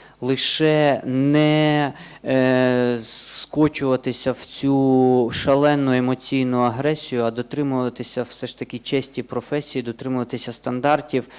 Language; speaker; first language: Ukrainian; native; Ukrainian